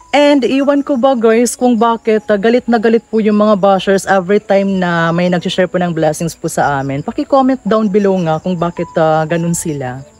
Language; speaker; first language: Filipino; non-native, local second language; Waray